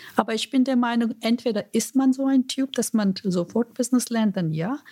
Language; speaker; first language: German; non-native, fluent; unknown